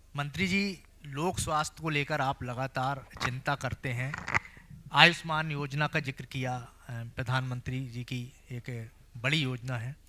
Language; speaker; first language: Hindi; native; Hindi